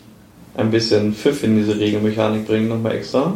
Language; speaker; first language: German; native; German